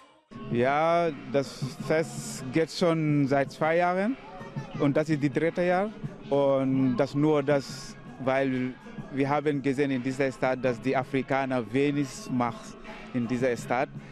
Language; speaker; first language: German; non-native, learner; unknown